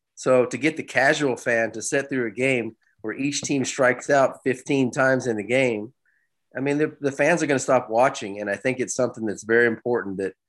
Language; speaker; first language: English; native; English